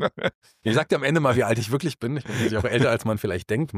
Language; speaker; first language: German; native; German